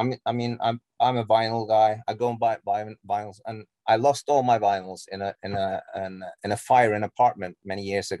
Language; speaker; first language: English; non-native, fluent; Norwegian